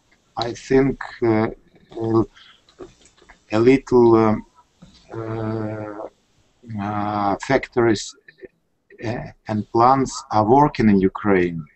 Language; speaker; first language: English; non-native, learner; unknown